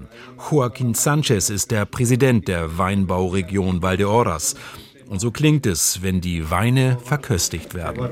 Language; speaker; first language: German; native; German